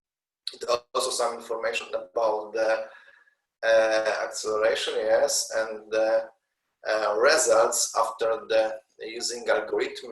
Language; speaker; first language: English; non-native, learner; Polish